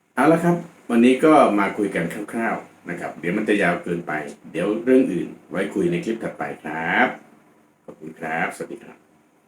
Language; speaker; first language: Thai; native; Thai